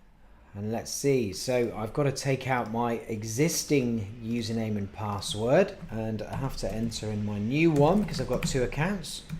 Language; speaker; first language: English; native; English